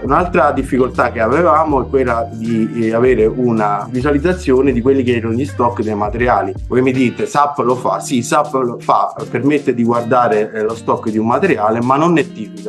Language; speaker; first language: Italian; native; Italian